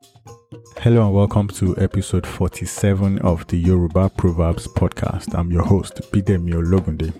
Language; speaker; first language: English; non-native, local second language; Yoruba